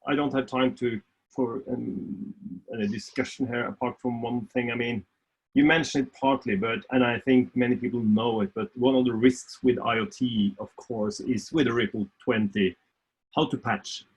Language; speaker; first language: English; non-native, fluent; Norwegian